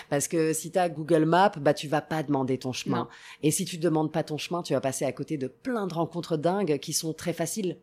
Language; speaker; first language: French; non-native, fluent; Italian